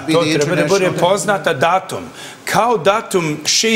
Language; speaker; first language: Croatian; early bilingual, heritage; English